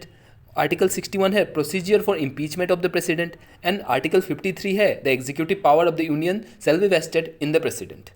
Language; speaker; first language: Hindi; native; Hindi